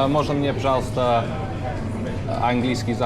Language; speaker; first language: Russian; non-native, learner; English